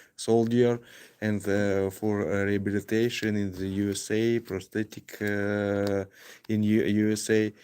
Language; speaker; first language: English; non-native, learner; Ukrainian